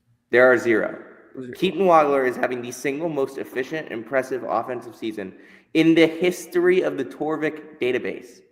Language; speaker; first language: English; native; English